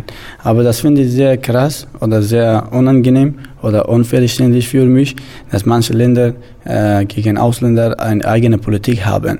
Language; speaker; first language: German; non-native, fluent; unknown